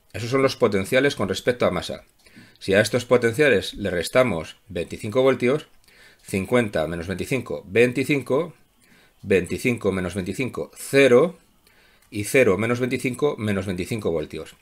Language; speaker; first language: Spanish; native; Spanish